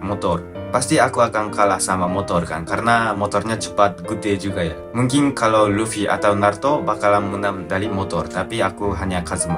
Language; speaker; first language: Indonesian; non-native, fluent; Japanese